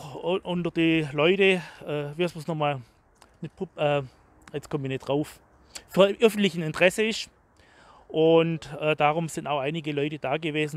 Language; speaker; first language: German; native; German